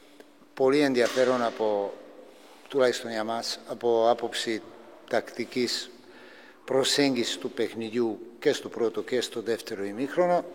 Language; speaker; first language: Greek; non-native, fluent; Serbian